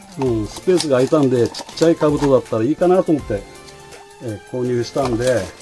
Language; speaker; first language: Japanese; native; Japanese